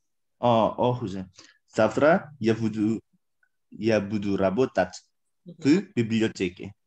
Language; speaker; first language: Russian; non-native, learner; Indonesian